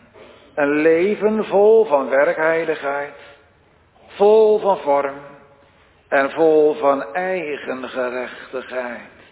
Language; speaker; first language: Dutch; native; Dutch